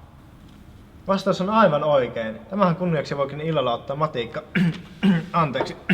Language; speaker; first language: Finnish; native; Finnish